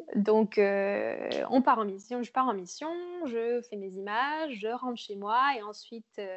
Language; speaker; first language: French; native; French